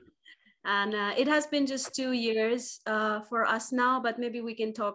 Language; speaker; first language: English; non-native, local second language; Bangla